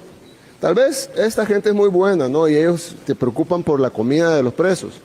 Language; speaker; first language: Spanish; native; Spanish